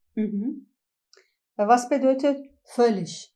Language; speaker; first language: German; non-native, learner; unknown